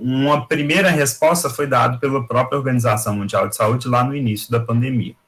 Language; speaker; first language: Portuguese; native; Portuguese